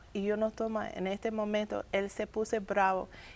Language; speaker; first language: Spanish; early bilingual, heritage; English